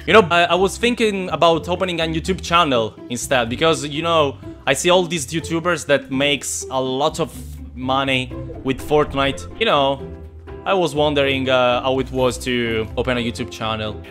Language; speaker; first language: English; non-native, fluent; Italian